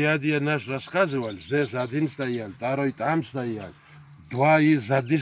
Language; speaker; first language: Russian; non-native, local second language; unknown